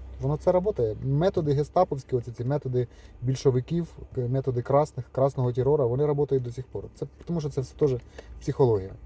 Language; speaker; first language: Ukrainian; non-native, local second language; Russian